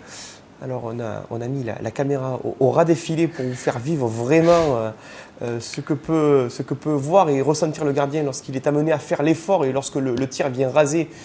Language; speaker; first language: French; native; French